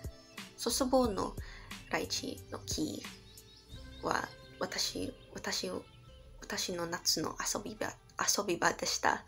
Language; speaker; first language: Japanese; non-native, learner; English